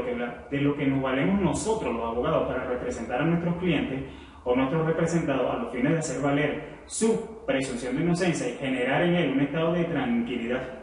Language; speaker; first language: Spanish; native; Spanish